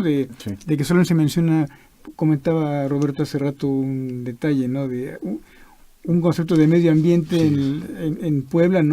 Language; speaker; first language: Spanish; native; Spanish